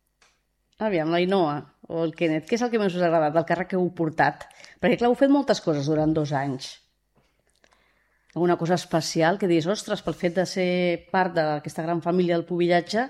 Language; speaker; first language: Catalan; native; Catalan